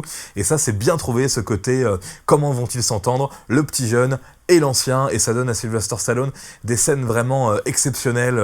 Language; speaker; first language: French; native; French